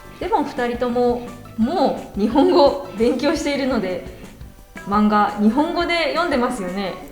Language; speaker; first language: Japanese; native; Japanese